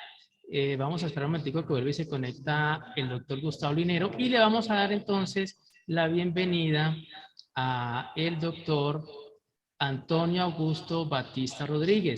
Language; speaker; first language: Spanish; native; Spanish